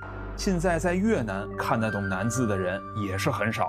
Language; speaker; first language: Chinese; native; Chinese